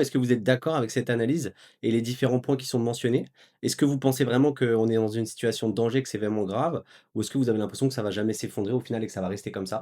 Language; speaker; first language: French; native; French